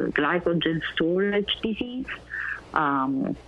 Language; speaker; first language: English; non-native, fluent; Italian